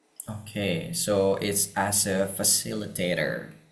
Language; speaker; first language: English; non-native, fluent; Indonesian